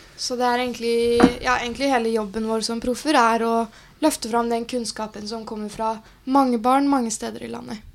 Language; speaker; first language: Norwegian; native; Norwegian